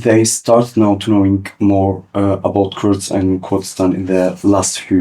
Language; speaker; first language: English; early bilingual, other home language; Kurdish